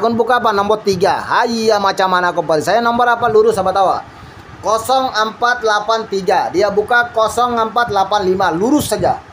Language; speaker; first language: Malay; non-native, learner; Bangla